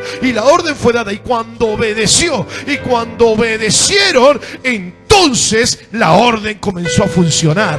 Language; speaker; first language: Spanish; native; Spanish